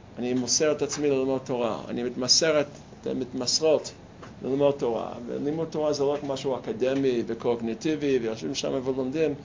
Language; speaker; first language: Hebrew; non-native, fluent; English